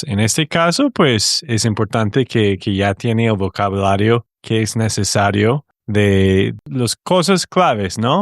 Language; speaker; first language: Spanish; non-native, learner; English